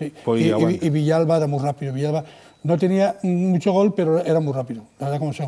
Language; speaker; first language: Spanish; native; Spanish